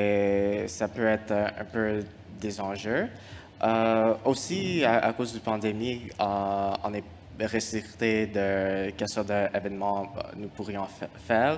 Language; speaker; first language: French; non-native, fluent; English